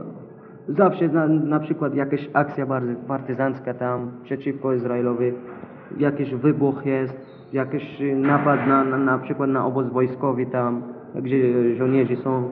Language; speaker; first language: Polish; non-native, learner; Arabic